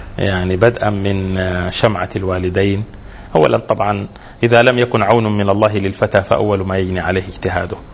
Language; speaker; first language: Arabic; native; Arabic